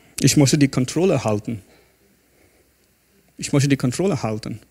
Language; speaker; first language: German; non-native, fluent; English